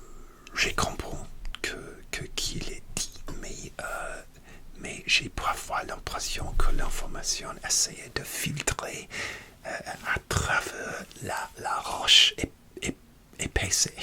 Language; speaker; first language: French; non-native, learner; English